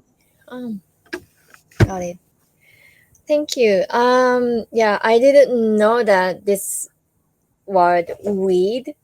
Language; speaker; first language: English; non-native, learner; Japanese